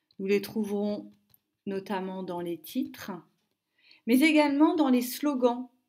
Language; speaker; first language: French; native; French